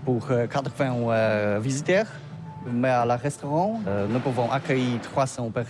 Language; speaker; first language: French; non-native, learner; Polish